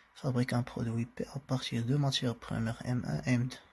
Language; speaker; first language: French; non-native, local second language; Arabic